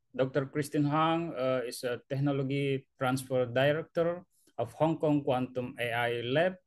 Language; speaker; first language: English; non-native, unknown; Indonesian